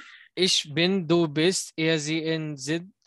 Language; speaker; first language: German; non-native, learner; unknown